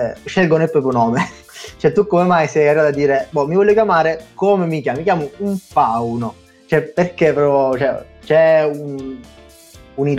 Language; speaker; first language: Italian; native; Italian